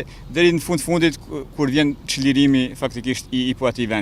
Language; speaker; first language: Albanian; native; Albanian